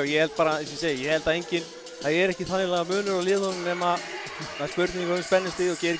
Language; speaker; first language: Icelandic; native; Icelandic